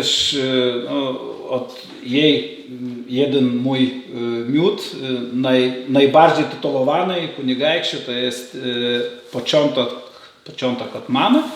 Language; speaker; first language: Polish; non-native, learner; Lithuanian